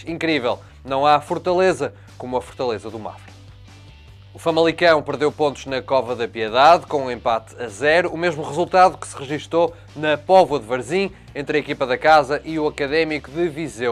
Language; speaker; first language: Portuguese; native; Portuguese